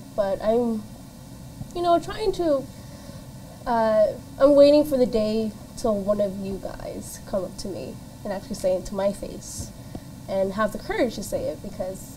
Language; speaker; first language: English; native; English